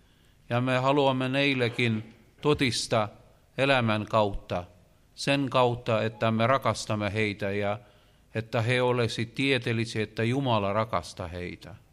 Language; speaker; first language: Finnish; non-native, learner; Russian